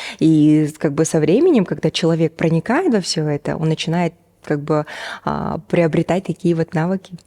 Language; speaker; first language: Russian; non-native, local second language; Kazakh